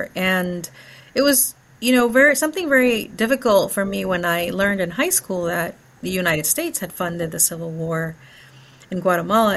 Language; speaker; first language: English; early bilingual, other home language; Spanish